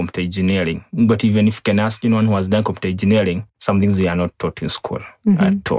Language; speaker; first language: English; non-native, local second language; Kikuyu